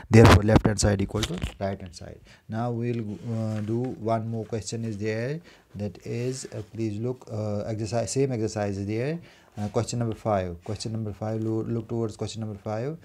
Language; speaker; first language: English; non-native, local second language; Hindi